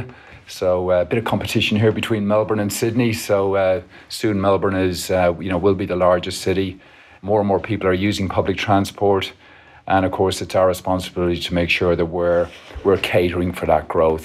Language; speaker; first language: English; native; English